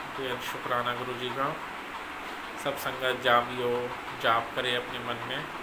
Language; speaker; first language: Hindi; native; Hindi